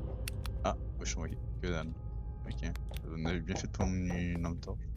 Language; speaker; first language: French; native; French